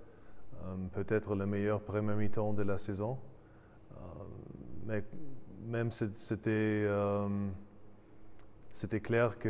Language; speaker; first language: French; non-native, fluent; German